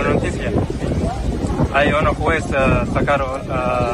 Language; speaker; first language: Spanish; non-native, learner; Arabic